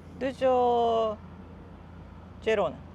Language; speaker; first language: Polish; non-native, learner; Japanese